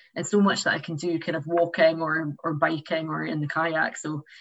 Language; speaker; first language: English; native; English